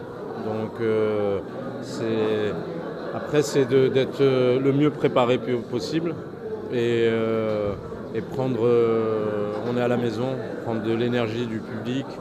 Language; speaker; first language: French; non-native, local second language; Arabic